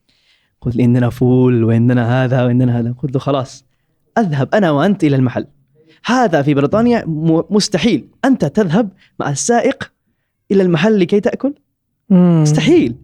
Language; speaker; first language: Arabic; non-native, learner; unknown